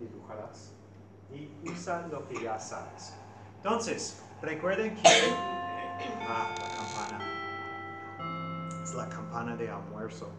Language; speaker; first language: Spanish; non-native, fluent; English